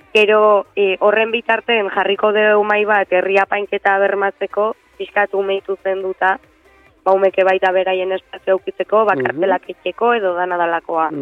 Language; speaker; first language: Basque; native; Basque